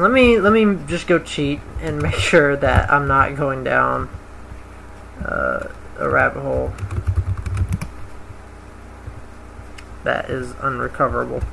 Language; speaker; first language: English; native; English